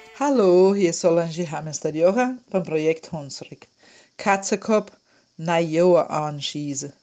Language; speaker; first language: German; early bilingual, heritage; German